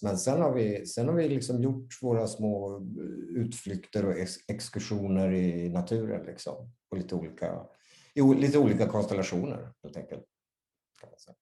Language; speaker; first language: Swedish; native; Swedish